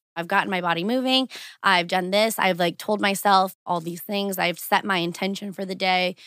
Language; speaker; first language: English; early bilingual, other home language; Portuguese